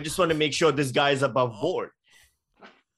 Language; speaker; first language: English; non-native, local second language; Urdu